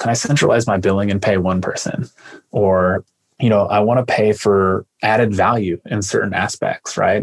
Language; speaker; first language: English; native; English